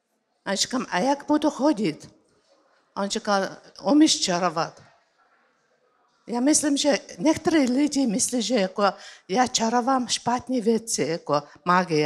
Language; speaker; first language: Czech; non-native, learner; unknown